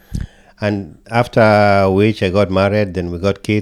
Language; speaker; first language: English; non-native, local second language; Gusii